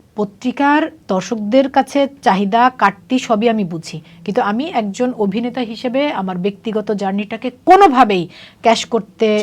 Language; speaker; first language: Bangla; native; Bangla